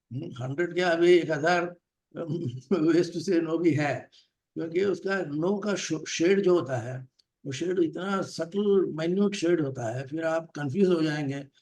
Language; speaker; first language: Hindi; non-native, local second language; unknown